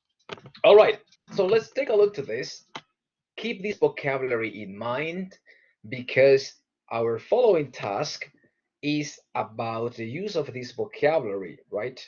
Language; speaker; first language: English; non-native, fluent; Spanish